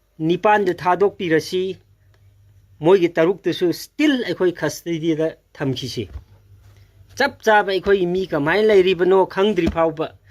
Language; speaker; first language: Manipuri; non-native, local second language; Tangkhul Naga (India)